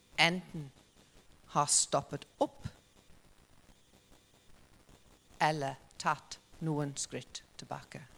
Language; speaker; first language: Norwegian; non-native, fluent; English